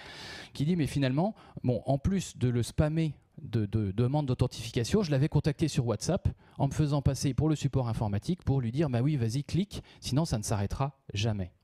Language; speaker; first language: French; native; French